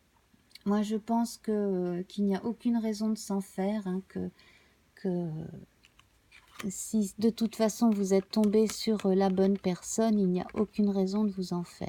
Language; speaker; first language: French; native; French